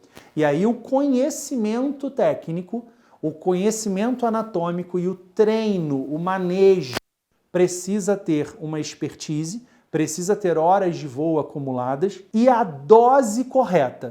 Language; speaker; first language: Portuguese; native; Portuguese